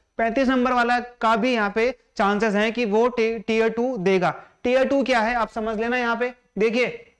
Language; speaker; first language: Hindi; native; Hindi